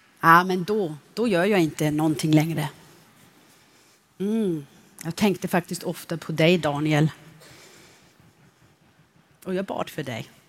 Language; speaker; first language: Swedish; non-native, fluent; German